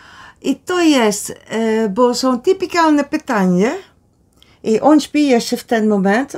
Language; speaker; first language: Polish; non-native, learner; Dutch